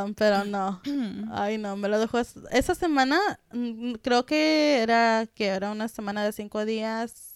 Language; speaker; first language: Spanish; early bilingual, heritage; Spanish